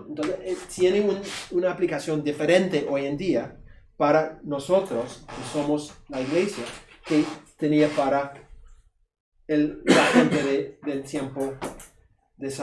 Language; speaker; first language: Spanish; non-native, fluent; English